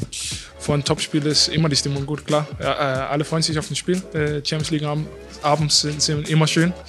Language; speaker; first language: German; non-native, fluent; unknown